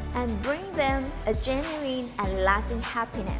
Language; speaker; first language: English; non-native, fluent; Thai